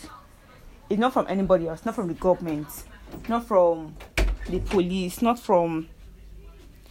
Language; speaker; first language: English; non-native, local second language; Yoruba